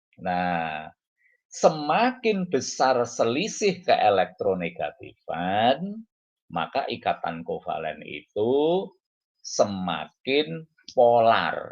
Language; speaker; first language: Indonesian; native; Indonesian